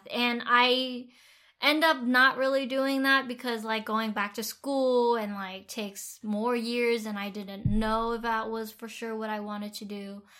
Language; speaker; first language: English; early bilingual, other home language; Vietnamese